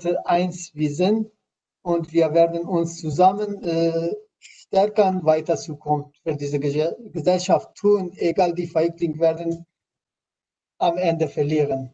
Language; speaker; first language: German; non-native, learner; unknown